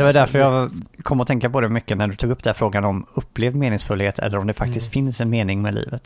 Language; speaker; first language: Swedish; native; Swedish